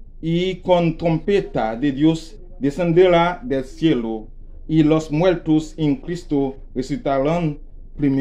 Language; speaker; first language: Spanish; non-native, learner; Haitian Creole